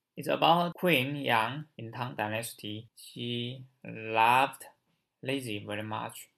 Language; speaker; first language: English; non-native, learner; Chinese